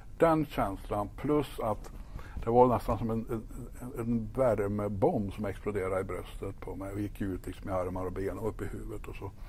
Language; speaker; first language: Swedish; native; Swedish